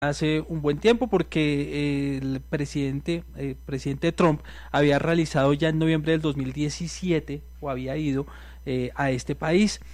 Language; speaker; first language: Spanish; native; Spanish